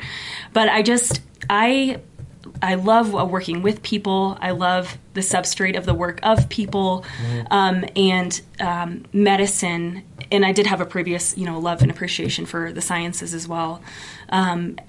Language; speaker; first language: English; native; English